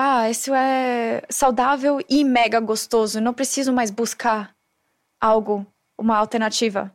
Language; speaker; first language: Portuguese; non-native, fluent; German